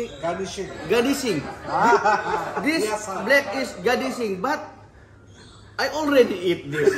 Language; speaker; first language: English; non-native, learner; Malay